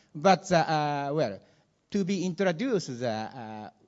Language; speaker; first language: English; non-native, learner; Japanese